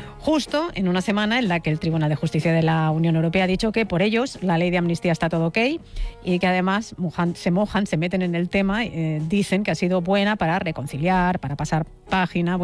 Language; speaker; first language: Spanish; native; Spanish